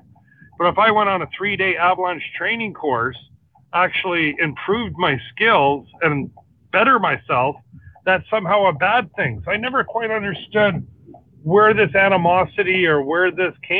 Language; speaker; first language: English; native; English